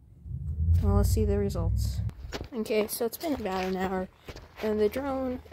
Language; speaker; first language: English; native; English